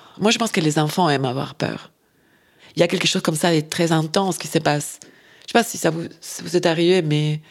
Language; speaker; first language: French; non-native, fluent; Spanish